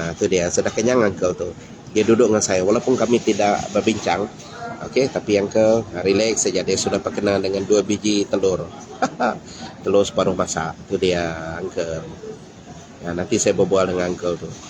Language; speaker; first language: Malay; non-native, local second language; Iban